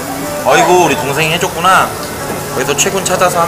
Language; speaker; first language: Korean; native; Korean